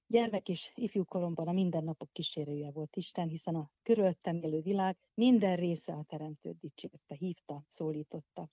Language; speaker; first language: Hungarian; native; Hungarian